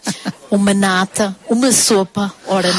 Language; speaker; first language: Portuguese; early bilingual, heritage; Portuguese